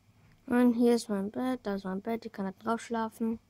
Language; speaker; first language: German; early bilingual, other home language; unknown